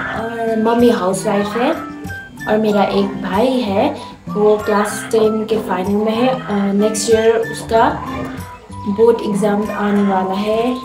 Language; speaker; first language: Hindi; non-native, local second language; Nepali